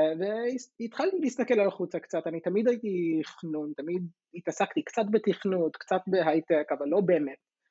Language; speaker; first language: Hebrew; non-native, fluent; English